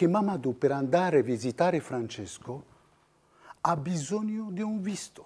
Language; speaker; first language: Italian; non-native, fluent; Riffian